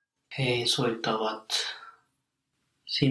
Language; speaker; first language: Finnish; non-native, learner; English